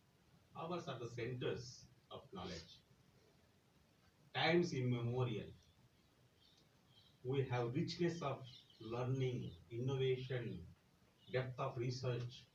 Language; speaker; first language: English; non-native, local second language; Telugu